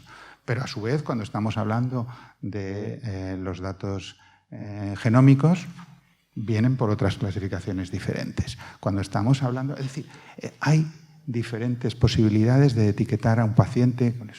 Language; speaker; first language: Spanish; native; Spanish